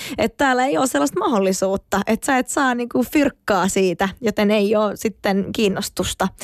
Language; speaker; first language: Finnish; non-native, local second language; Swedish